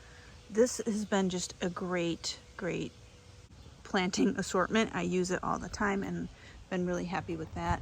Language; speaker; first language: English; native; English